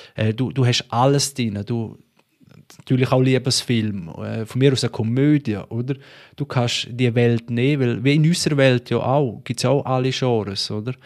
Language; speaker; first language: German; native; German